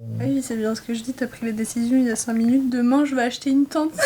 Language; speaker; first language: French; native; French